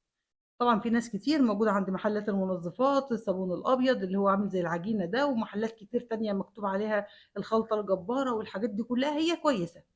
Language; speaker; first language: Arabic; native; Arabic